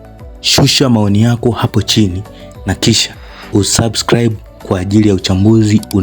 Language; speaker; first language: Swahili; native; Swahili